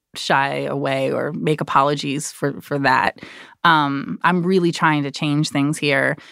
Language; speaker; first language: English; native; English